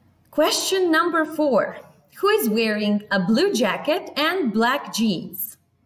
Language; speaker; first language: English; non-native, fluent; Macedonian